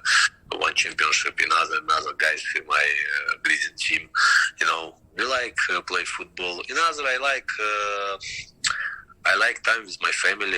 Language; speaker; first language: English; non-native, learner; Russian